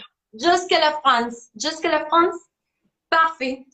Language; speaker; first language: French; non-native, learner; Spanish